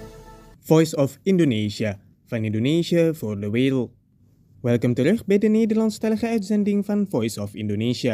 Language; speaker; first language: Dutch; non-native, fluent; Indonesian